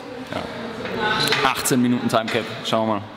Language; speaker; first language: German; native; German